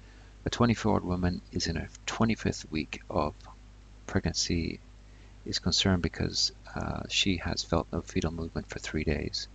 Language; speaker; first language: English; native; English